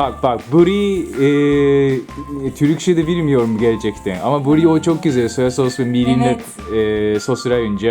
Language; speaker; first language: Turkish; non-native, fluent; Japanese